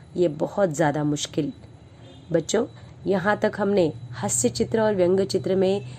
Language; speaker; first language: Hindi; non-native, local second language; Marathi